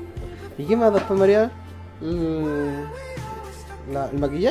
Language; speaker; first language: Spanish; native; Spanish